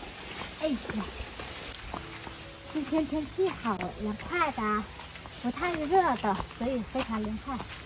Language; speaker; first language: Chinese; non-native, learner; Vietnamese